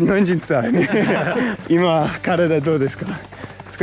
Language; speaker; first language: Japanese; non-native, learner; English